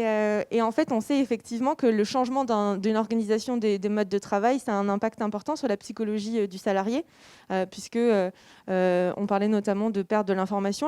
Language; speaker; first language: French; native; French